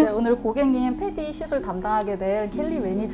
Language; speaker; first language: Korean; native; Korean